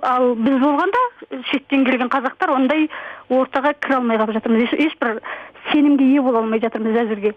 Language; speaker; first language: Kazakh; early bilingual, heritage; Kazakh